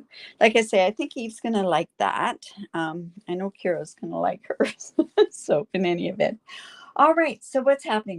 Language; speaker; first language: English; native; English